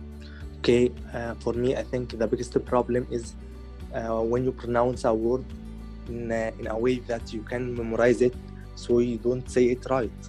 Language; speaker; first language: English; non-native, learner; Arabic